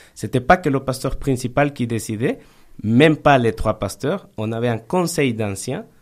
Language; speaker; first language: French; non-native, fluent; Spanish